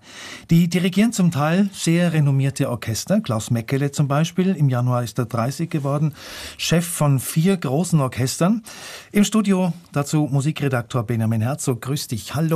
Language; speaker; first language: German; native; German